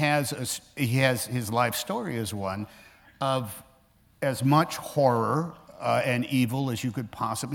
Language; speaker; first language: English; native; English